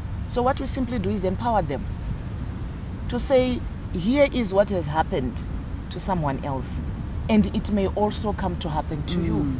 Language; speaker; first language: English; non-native, local second language; Shona